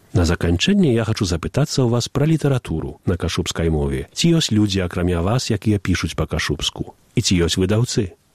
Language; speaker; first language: Belarusian; early bilingual, heritage; Belarusian